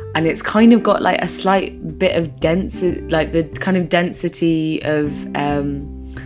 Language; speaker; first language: English; native; English